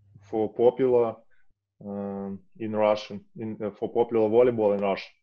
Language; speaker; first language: English; non-native, learner; Russian